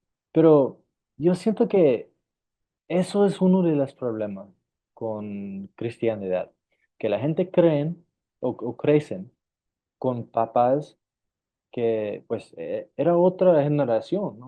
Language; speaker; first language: Spanish; non-native, fluent; English